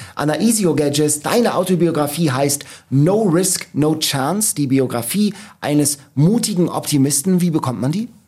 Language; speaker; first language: German; native; German